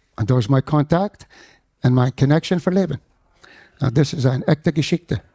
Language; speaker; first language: German; non-native, fluent; English